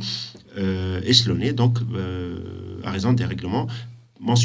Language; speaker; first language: French; native; French